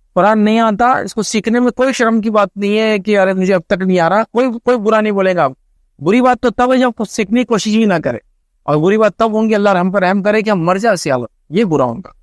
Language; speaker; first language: Urdu; native; Urdu